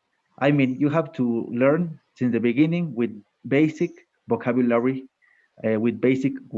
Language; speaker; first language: English; non-native, fluent; Spanish